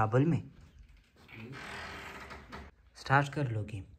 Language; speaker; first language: Hindi; non-native, learner; Pashto